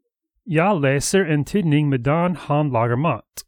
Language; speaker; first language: Swedish; non-native, learner; English